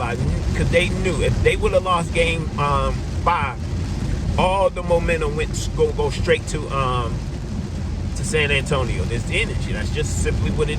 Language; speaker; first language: English; native; English